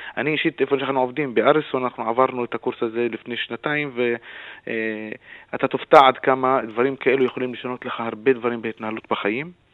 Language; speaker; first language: Hebrew; non-native, local second language; Arabic